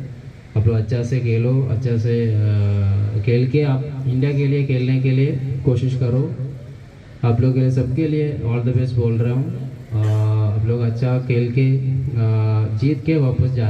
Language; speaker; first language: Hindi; non-native, local second language; Malayalam